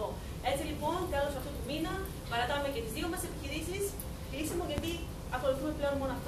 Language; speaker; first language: Greek; native; Greek